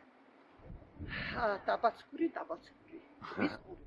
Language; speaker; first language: Russian; non-native, local second language; Armenian